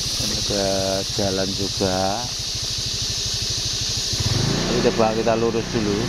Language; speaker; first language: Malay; non-native, local second language; Javanese